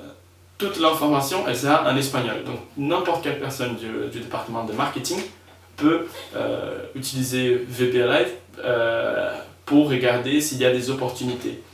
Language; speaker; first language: French; non-native, fluent; Spanish